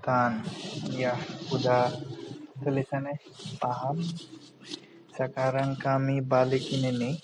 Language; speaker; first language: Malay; non-native, local second language; Bangla